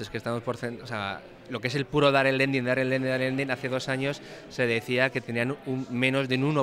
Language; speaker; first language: Spanish; native; Spanish